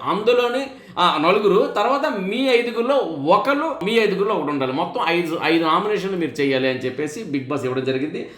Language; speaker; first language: Telugu; native; Telugu